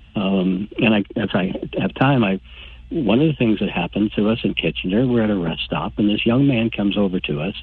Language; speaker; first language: English; native; English